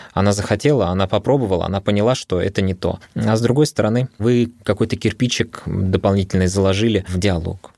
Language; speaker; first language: Russian; early bilingual, other home language; Arabic